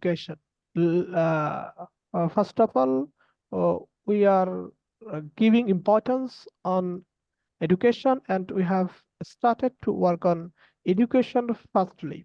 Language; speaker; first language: English; non-native, learner; Bangla